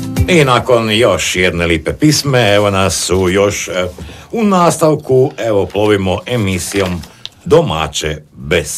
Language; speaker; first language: Croatian; native; Croatian